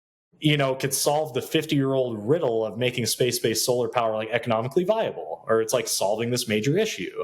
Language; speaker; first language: English; native; English